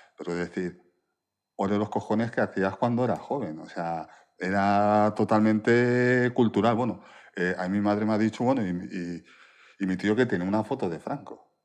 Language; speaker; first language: Spanish; early bilingual, other home language; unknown